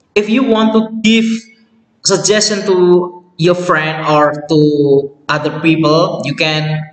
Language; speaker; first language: English; non-native, fluent; Indonesian